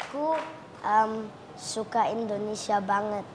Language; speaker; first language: Indonesian; early bilingual, heritage; English